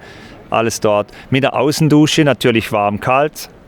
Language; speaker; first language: German; native; German